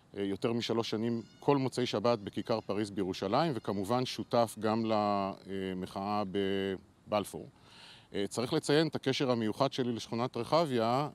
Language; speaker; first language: Hebrew; native; Hebrew